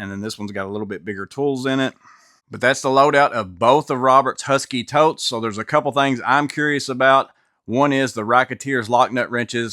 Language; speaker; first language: English; native; English